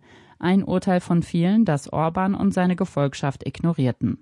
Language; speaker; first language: German; native; German